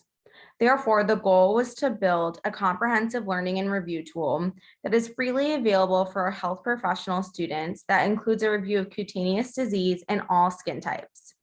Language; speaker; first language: English; native; English